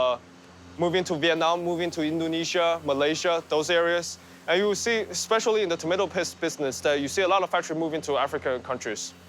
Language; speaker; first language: English; non-native, fluent; Chinese